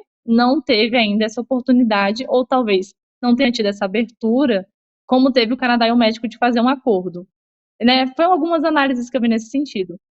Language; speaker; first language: Portuguese; native; Portuguese